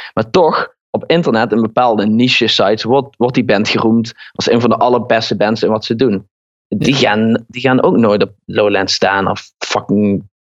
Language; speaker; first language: Dutch; native; Dutch